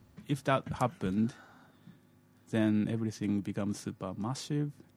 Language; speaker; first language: English; non-native, fluent; Japanese